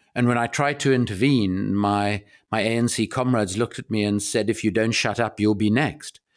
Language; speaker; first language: English; native; English